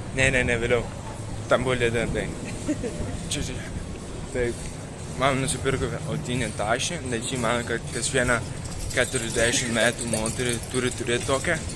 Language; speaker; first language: Lithuanian; early bilingual, heritage; Lithuanian